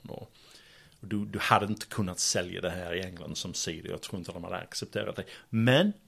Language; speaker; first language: Swedish; non-native, fluent; English